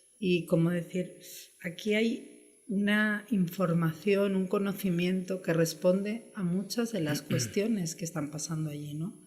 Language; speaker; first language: Spanish; native; Spanish